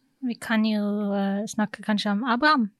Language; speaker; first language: Norwegian; non-native, fluent; English